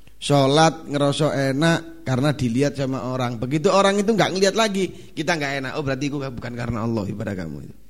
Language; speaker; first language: Indonesian; non-native, local second language; Javanese